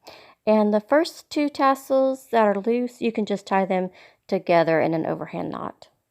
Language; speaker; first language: English; native; English